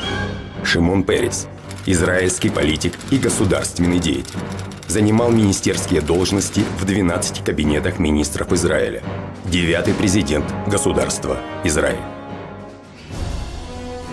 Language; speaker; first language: Russian; native; Russian